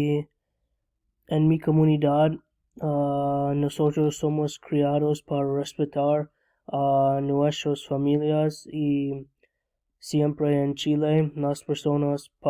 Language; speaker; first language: Spanish; non-native, learner; English